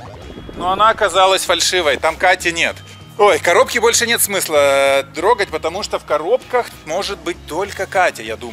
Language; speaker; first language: Russian; native; Russian